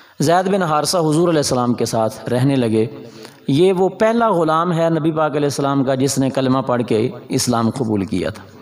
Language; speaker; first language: Urdu; non-native, local second language; Punjabi